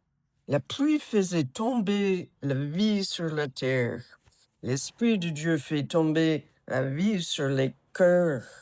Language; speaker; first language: French; non-native, fluent; English